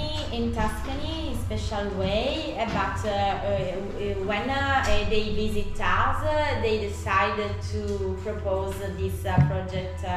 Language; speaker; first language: English; non-native, learner; Italian